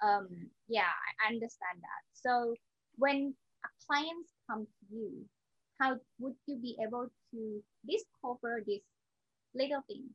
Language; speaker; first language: English; non-native, learner; Thai